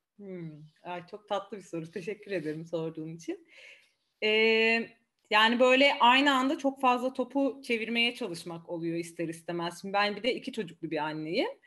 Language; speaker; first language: Turkish; native; Turkish